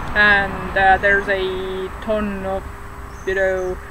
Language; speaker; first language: English; non-native, fluent; Estonian